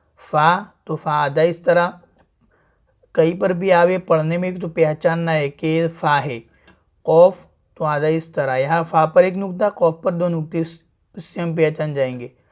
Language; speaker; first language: Hindi; native; Hindi